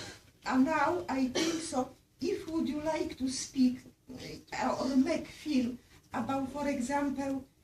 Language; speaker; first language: English; non-native, learner; Polish